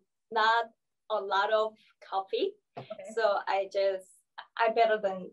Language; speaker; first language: English; non-native, learner; Korean